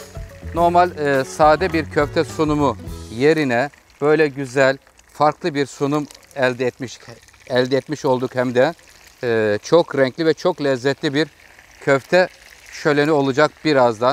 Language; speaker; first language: Turkish; native; Turkish